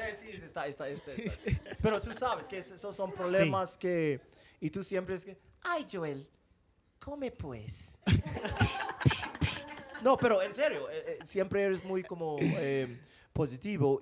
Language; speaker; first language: Spanish; non-native, fluent; English